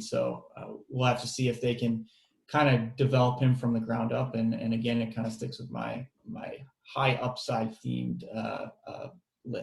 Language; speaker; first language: English; native; English